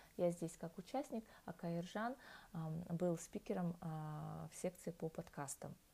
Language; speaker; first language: Russian; non-native, local second language; Kazakh